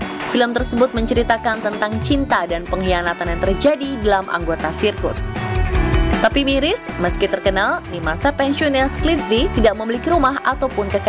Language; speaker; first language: Indonesian; native; Indonesian